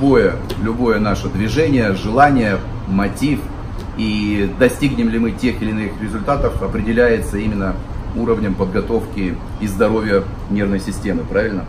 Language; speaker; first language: Russian; native; Russian